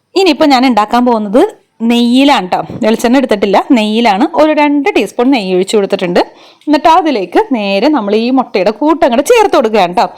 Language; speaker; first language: Malayalam; native; Malayalam